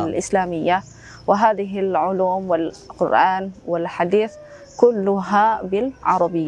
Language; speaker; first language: Arabic; non-native, fluent; Indonesian